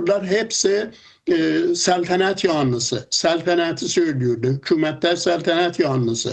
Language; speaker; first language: Turkish; non-native, fluent; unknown